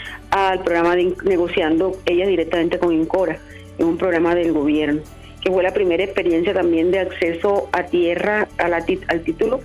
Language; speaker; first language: Spanish; native; Spanish